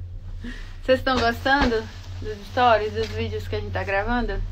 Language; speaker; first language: Portuguese; native; Portuguese